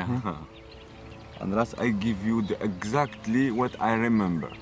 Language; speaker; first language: English; non-native, learner; Arabic